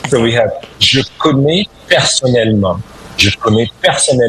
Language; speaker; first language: French; non-native, fluent; English